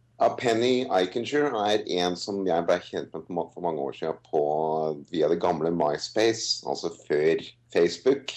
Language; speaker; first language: Norwegian; non-native, fluent; English